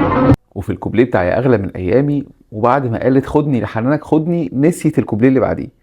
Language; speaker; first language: Arabic; native; Arabic